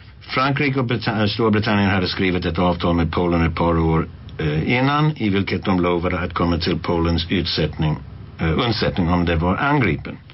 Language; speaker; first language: Swedish; non-native, fluent; English